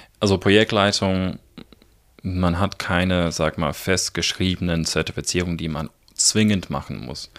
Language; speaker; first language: German; non-native, fluent; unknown